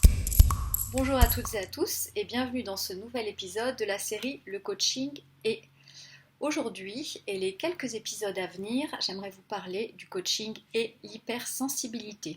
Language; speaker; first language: French; native; French